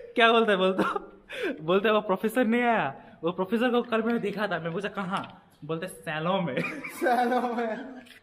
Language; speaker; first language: Hindi; native; Hindi